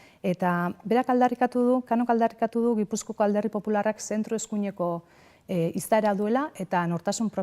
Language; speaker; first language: Basque; native; Basque